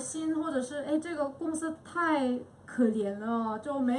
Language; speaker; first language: Chinese; non-native, fluent; Korean